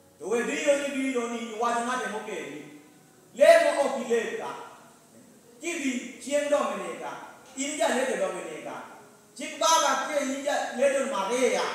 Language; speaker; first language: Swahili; non-native, local second language; Luo (Kenya and Tanzania)